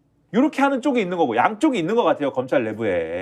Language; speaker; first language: Korean; native; Korean